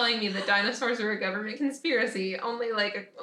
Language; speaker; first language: English; native; English